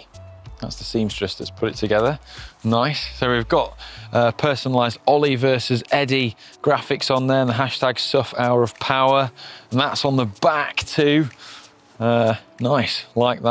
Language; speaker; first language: English; native; English